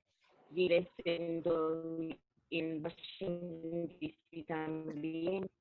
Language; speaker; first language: Spanish; non-native, learner; English